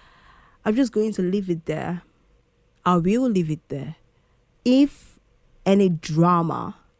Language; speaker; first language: English; non-native, local second language; Igbo